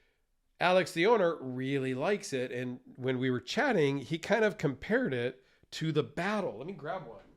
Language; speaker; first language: English; native; English